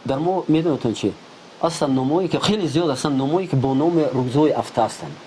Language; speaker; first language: Tajik; non-native, local second language; Shughni